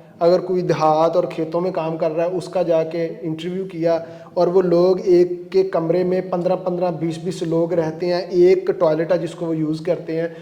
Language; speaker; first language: Urdu; non-native, local second language; Punjabi